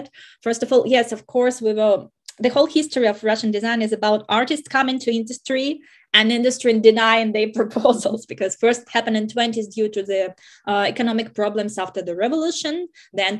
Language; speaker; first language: English; non-native, fluent; Russian